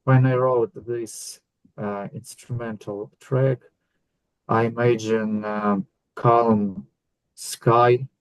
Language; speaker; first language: English; non-native, learner; Ukrainian